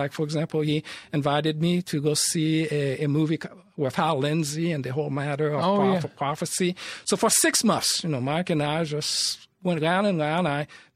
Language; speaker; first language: English; early bilingual, other home language; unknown